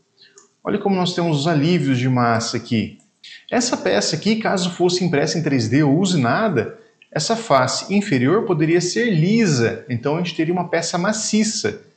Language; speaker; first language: Portuguese; native; Portuguese